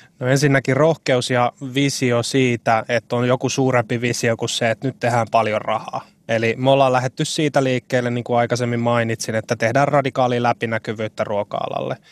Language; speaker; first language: Finnish; native; Finnish